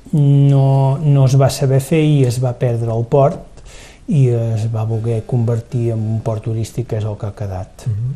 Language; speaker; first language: Catalan; native; Catalan